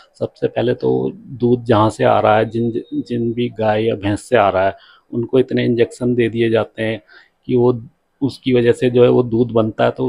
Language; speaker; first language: Hindi; native; Hindi